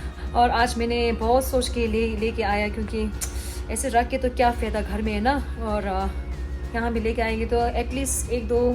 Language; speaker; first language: Hindi; non-native, local second language; Tibetan